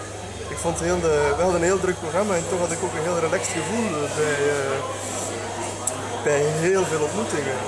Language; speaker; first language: Dutch; non-native, fluent; French